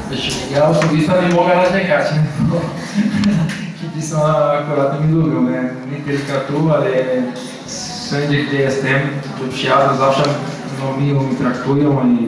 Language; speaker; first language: Polish; non-native, learner; Portuguese